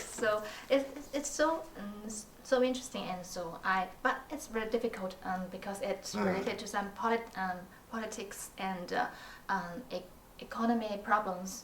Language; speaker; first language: English; non-native, learner; Chinese